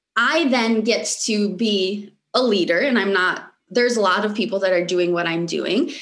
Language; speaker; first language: English; early bilingual, other home language; Romanian